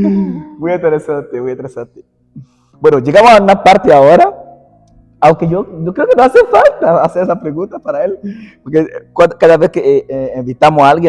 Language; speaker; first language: Spanish; non-native, fluent; Portuguese